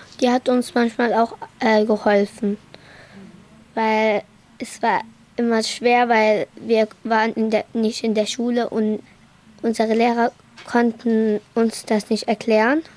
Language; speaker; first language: German; early bilingual, other home language; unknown